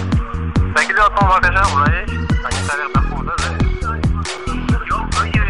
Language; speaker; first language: Hebrew; non-native, learner; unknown